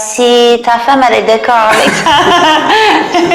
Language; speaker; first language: French; non-native, fluent; English